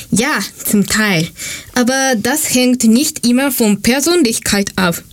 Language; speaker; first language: German; non-native, fluent; Japanese